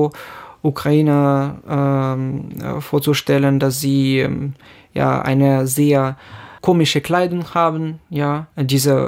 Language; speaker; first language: German; non-native, fluent; Ukrainian